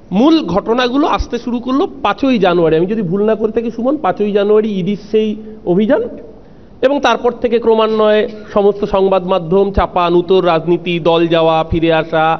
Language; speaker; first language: Bangla; native; Bangla